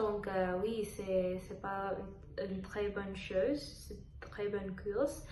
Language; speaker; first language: French; non-native, learner; Telugu